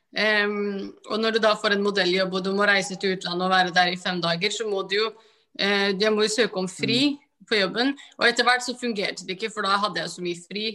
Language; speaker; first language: Norwegian; early bilingual, other home language; Somali